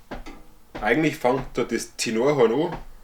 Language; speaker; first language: German; native; German